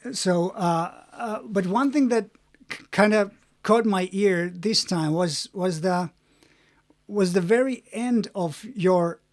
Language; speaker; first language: English; non-native, fluent; Finnish